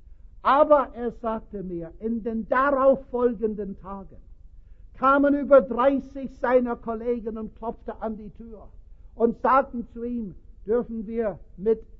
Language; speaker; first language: German; non-native, fluent; English